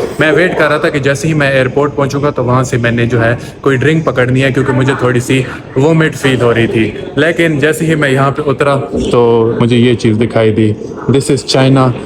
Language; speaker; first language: Urdu; non-native, local second language; Punjabi